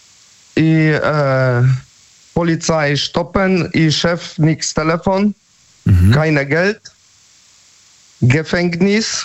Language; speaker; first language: German; non-native, learner; Polish